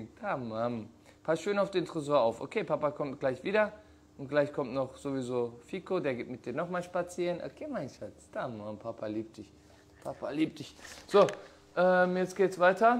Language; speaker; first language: German; non-native, fluent; Turkish